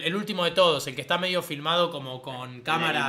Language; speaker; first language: Spanish; native; Spanish